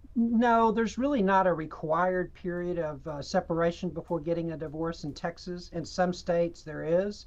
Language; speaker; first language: English; native; English